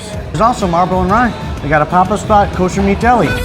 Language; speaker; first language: English; native; English